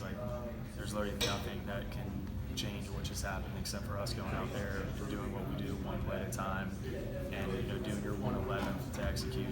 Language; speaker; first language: English; native; English